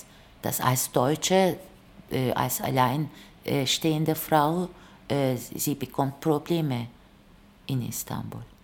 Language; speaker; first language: German; non-native, fluent; Turkish